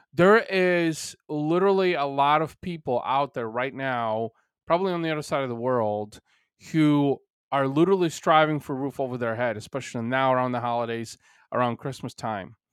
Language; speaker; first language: English; early bilingual, other home language; Bulgarian